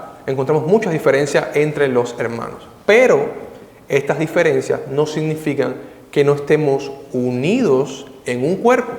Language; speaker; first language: Spanish; native; Spanish